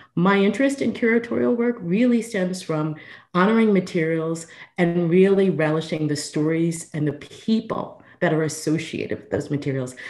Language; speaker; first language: English; native; English